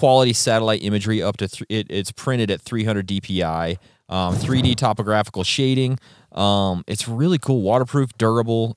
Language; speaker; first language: English; native; English